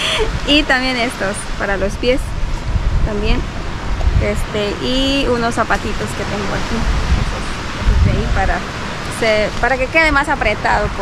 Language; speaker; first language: Spanish; native; Spanish